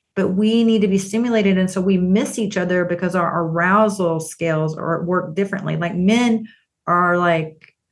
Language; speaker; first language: English; native; English